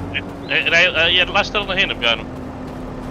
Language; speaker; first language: Icelandic; native; Icelandic